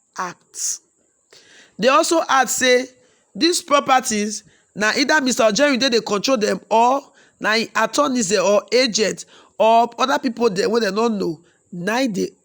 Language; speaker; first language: Nigerian Pidgin; native; Nigerian Pidgin